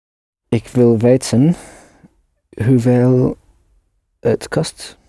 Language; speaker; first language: Dutch; non-native, learner; English